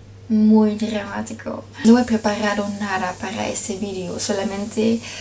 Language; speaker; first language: Spanish; non-native, learner; Dutch